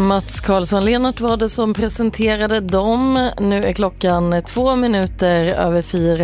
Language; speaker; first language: Swedish; native; Swedish